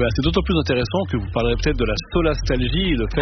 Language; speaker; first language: French; native; French